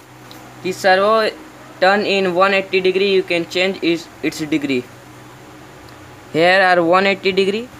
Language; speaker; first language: English; non-native, learner; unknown